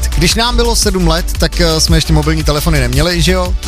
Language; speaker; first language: Czech; native; Czech